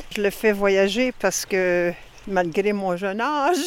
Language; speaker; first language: French; native; French